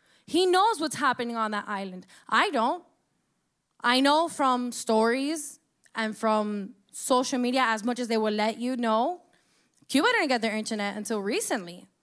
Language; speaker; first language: English; early bilingual, other home language; Spanish